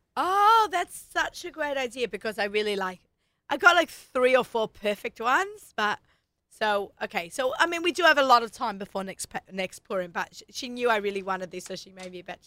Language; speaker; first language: English; native; English